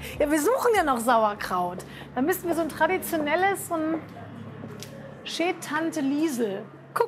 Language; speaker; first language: German; native; German